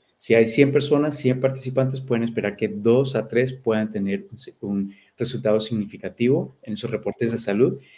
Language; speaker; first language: Spanish; early bilingual, heritage; Spanish